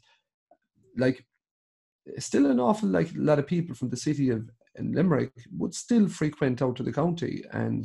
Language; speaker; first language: English; native; English